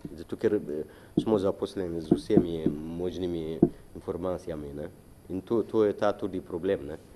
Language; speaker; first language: Slovenian; non-native, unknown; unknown